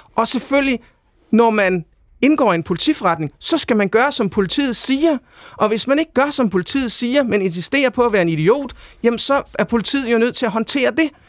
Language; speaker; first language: Danish; native; Danish